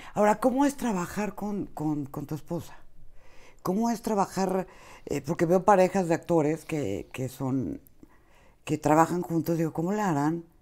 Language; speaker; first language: Spanish; native; Spanish